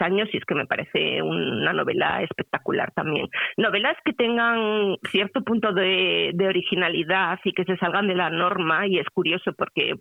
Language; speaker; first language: Spanish; native; Spanish